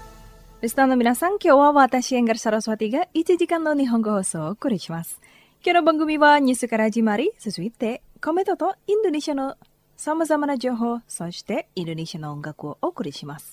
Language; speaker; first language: Japanese; non-native, fluent; Indonesian